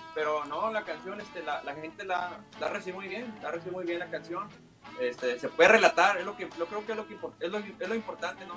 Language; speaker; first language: Spanish; early bilingual, heritage; Spanish